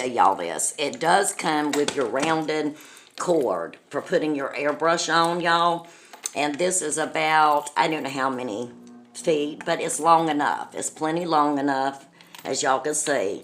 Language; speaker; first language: English; native; English